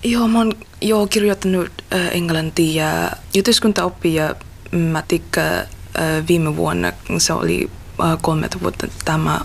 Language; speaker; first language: Finnish; non-native, learner; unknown